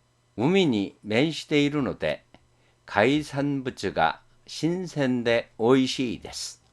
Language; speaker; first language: Japanese; non-native, fluent; Korean